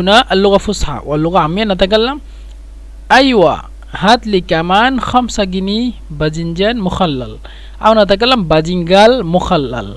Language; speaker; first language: Arabic; non-native, fluent; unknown